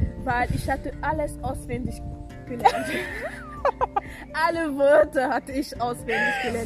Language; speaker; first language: German; non-native, fluent; French